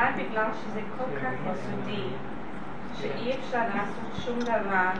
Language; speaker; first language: Hebrew; non-native, learner; English